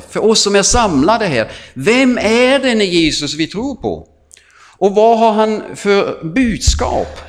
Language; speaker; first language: Swedish; non-native, fluent; German